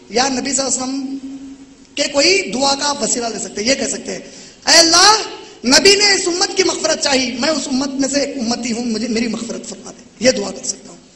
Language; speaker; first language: Urdu; native; Urdu